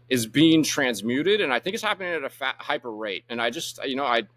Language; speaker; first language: English; native; English